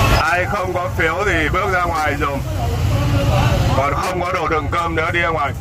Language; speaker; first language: Vietnamese; native; Vietnamese